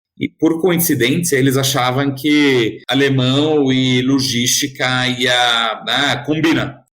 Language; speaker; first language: Portuguese; non-native, fluent; German